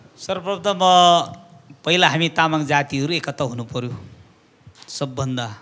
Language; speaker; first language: Nepali; non-native, local second language; Eastern Tamang